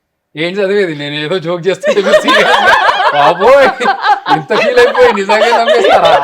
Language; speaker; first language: Telugu; native; Telugu